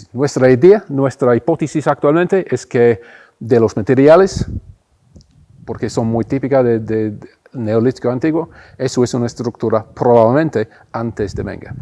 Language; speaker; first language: Spanish; non-native, fluent; English